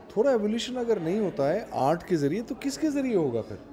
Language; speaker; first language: Hindi; non-native, local second language; Assamese